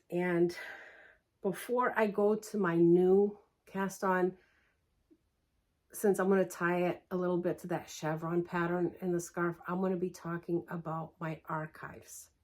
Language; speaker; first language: English; early bilingual, other home language; Portuguese